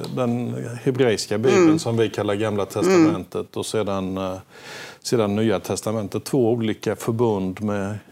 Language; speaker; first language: Swedish; native; Swedish